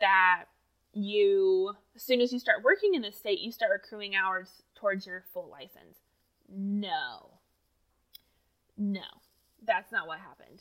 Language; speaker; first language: English; native; English